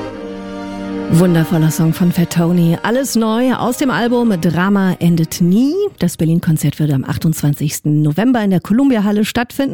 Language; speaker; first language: German; native; German